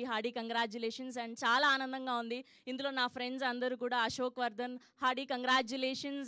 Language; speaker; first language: Telugu; native; Telugu